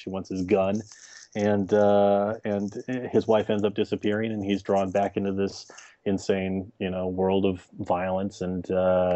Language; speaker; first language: English; native; English